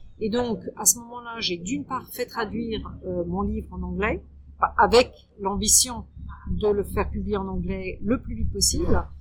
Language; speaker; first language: French; early bilingual, heritage; French